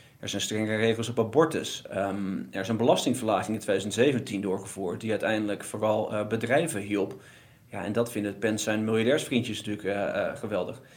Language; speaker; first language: Dutch; native; Dutch